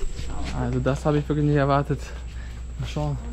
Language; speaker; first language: German; native; German